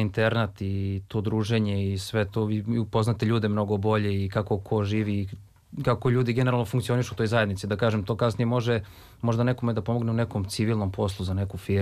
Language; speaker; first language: Serbian; native; Serbian